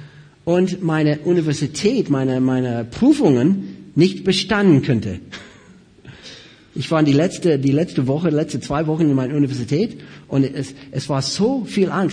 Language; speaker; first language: German; non-native, fluent; English